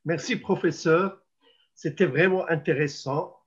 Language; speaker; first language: French; non-native, local second language; Arabic